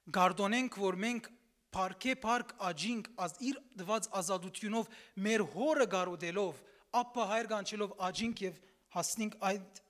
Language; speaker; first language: Armenian; early bilingual, heritage; Armenian